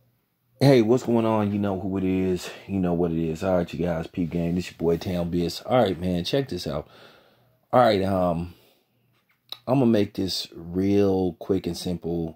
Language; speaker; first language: English; native; English